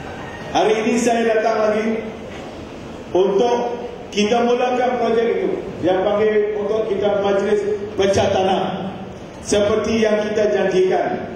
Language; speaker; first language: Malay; non-native, local second language; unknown